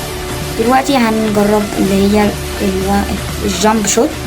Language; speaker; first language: Arabic; native; Arabic